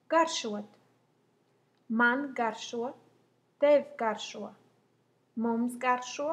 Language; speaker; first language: Latvian; native; Latvian